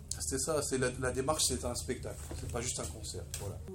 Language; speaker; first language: French; non-native, local second language; Arabic